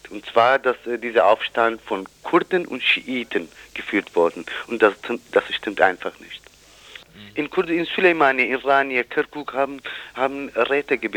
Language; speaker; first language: German; non-native, fluent; Kurdish